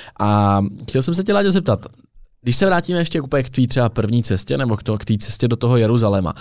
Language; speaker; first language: Czech; native; Czech